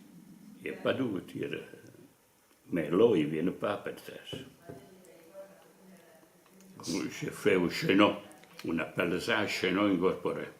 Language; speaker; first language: French; non-native, fluent; Italian